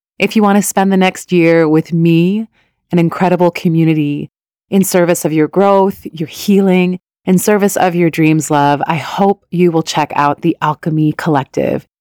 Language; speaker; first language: English; early bilingual, other home language; Persian